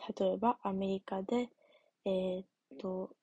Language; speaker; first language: Japanese; non-native, learner; English